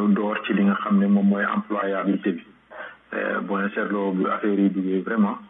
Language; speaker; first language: French; non-native, local second language; Wolof